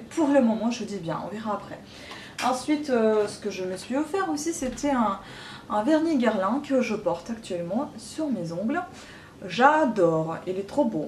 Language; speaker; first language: French; non-native, fluent; Russian